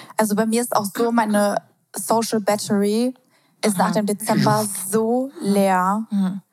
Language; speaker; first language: German; native; German